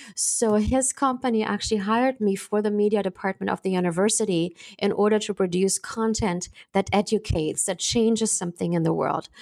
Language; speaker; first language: English; non-native, fluent; German